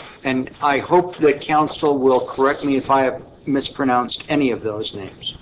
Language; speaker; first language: English; native; English